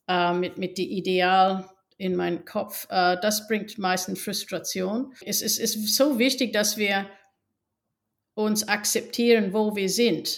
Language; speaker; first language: German; non-native, fluent; English